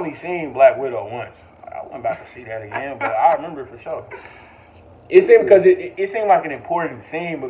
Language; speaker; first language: English; native; English